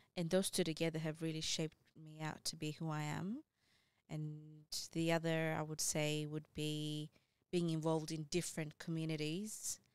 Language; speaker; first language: English; early bilingual, other home language; Amharic